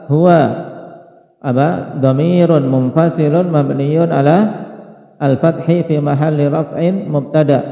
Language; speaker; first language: Arabic; non-native, fluent; Indonesian